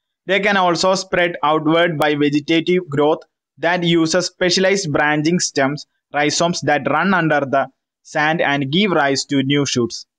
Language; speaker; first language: English; non-native, local second language; Malayalam